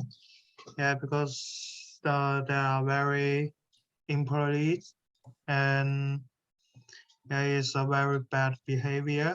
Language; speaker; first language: English; non-native, learner; Chinese